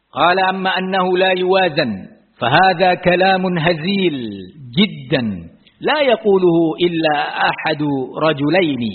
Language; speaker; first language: Arabic; non-native, fluent; Indonesian